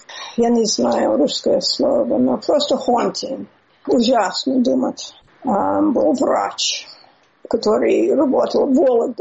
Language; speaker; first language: Russian; non-native, fluent; English